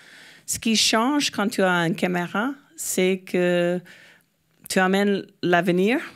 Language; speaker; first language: French; non-native, fluent; English